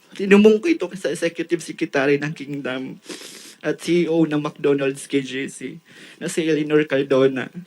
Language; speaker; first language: Filipino; non-native, local second language; Waray